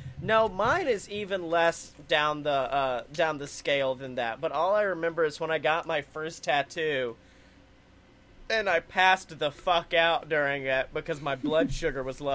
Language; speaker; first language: English; native; English